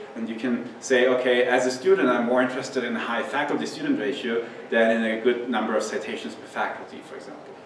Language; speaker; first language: English; non-native, fluent; German